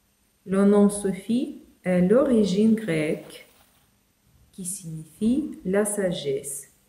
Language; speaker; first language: French; non-native, fluent; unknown